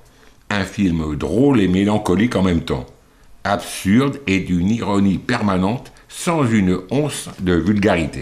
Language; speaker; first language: French; native; French